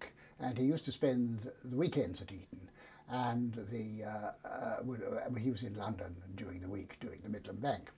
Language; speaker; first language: English; native; English